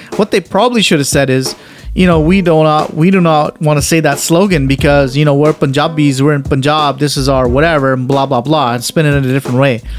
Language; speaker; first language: English; native; English